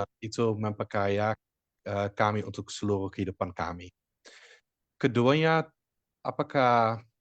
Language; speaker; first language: Indonesian; non-native, fluent; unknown